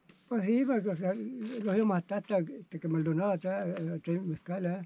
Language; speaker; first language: Spanish; native; Spanish